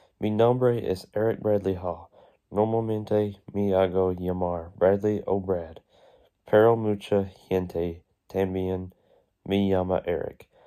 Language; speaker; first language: Spanish; non-native, learner; English